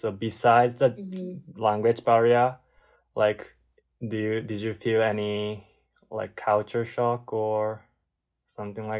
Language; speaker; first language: English; non-native, learner; Japanese